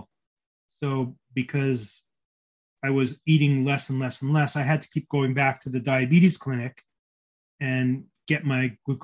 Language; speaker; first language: English; native; English